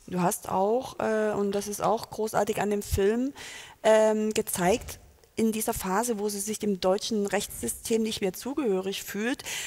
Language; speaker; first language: German; native; German